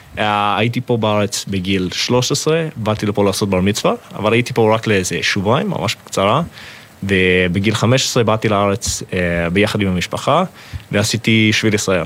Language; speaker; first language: Hebrew; non-native, fluent; English